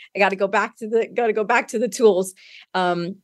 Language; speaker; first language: English; native; English